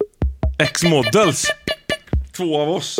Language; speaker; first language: Swedish; native; Swedish